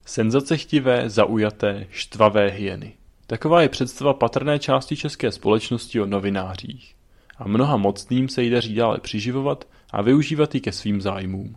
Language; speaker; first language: Czech; native; Czech